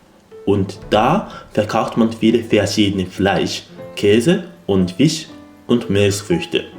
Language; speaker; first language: German; non-native, fluent; Japanese